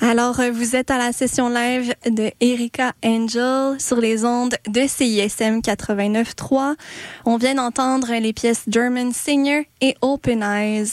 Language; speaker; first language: French; native; French